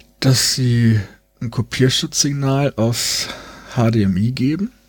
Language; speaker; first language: German; native; German